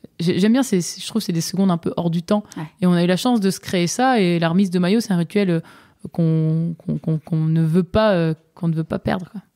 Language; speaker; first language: French; native; French